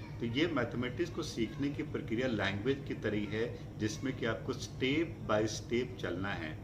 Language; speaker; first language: Hindi; native; Hindi